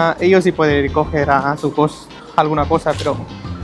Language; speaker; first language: Spanish; non-native, learner; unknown